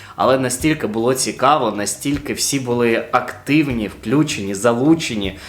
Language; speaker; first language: Ukrainian; non-native, local second language; Russian